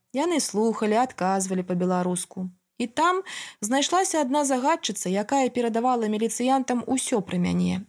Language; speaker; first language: Belarusian; native; Belarusian